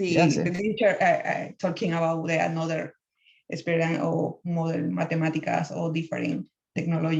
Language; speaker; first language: English; non-native, learner; Spanish